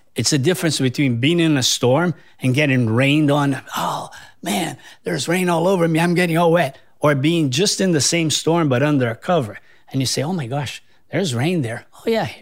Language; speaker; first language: English; non-native, fluent; Portuguese